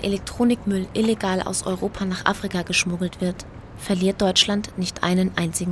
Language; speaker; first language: German; native; German